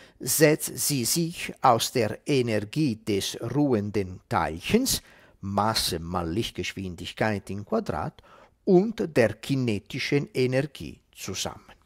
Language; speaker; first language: German; non-native, fluent; Italian